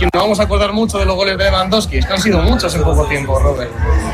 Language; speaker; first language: Spanish; native; Spanish